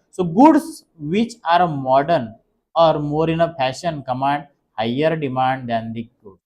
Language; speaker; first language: Hindi; non-native, local second language; Marathi